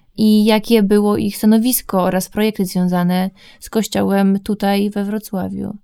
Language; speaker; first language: Polish; native; Polish